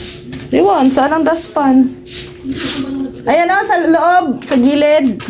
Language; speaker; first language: Filipino; native; Filipino